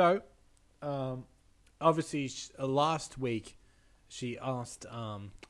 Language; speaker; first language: English; native; English